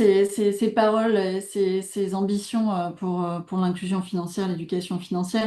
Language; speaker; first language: French; native; French